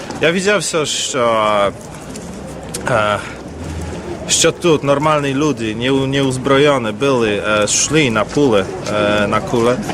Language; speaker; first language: Ukrainian; non-native, learner; Polish